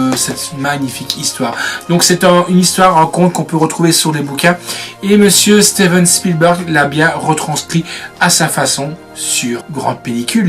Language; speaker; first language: French; native; French